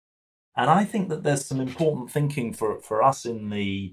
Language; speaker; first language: English; native; English